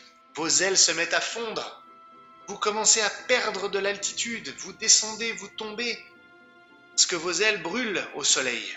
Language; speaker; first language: French; native; French